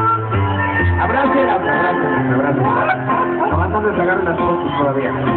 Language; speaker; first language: Spanish; native; Spanish